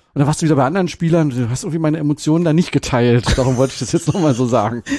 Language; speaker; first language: German; native; German